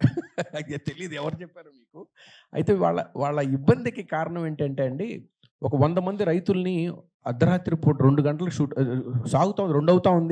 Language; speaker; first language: Telugu; native; Telugu